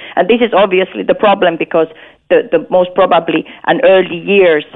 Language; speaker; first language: English; non-native, fluent; Finnish